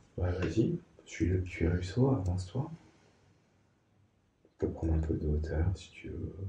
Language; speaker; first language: French; native; French